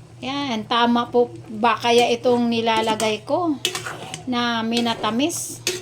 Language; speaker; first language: Filipino; non-native, local second language; Cebuano